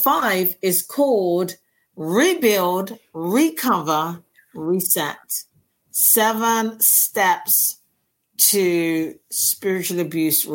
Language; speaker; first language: English; native; English